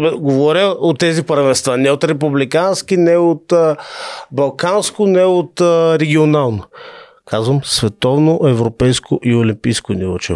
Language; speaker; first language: Bulgarian; native; Bulgarian